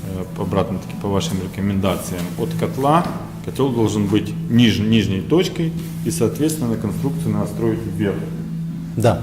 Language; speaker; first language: Russian; non-native, local second language; Ukrainian